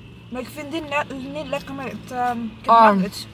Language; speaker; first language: Dutch; non-native, learner; Italian